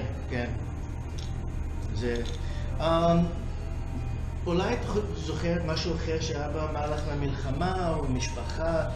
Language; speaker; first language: Hebrew; early bilingual, heritage; English